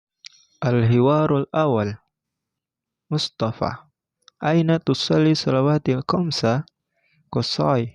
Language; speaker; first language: Arabic; non-native, learner; Indonesian